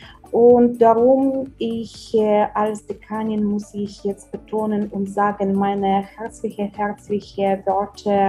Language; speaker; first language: German; non-native, fluent; Ukrainian